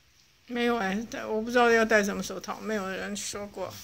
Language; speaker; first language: Chinese; native; Chinese